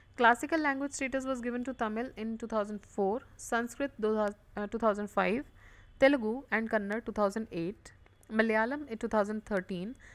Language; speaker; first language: Hindi; native; Hindi